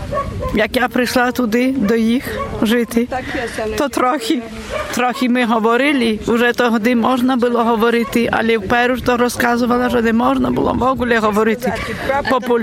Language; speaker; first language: Polish; non-native, local second language; Ukrainian